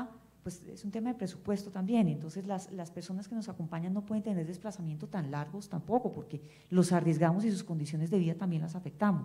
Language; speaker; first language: Spanish; native; Spanish